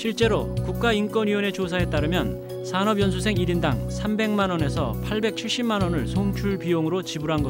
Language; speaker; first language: Korean; native; Korean